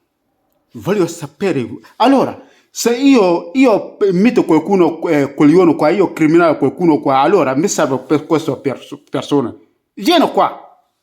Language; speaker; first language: Italian; non-native, learner; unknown